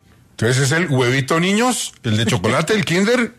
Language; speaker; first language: Spanish; native; Spanish